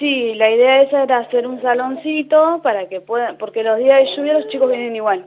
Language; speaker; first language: Spanish; native; Spanish